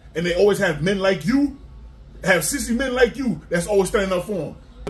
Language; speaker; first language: English; native; English